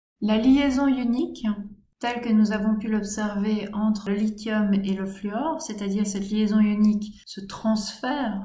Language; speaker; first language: French; native; French